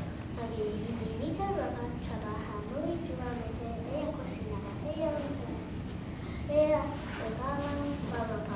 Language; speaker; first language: Spanish; non-native, learner; English